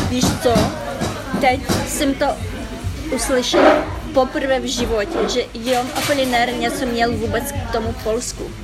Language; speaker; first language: Czech; non-native, fluent; Ukrainian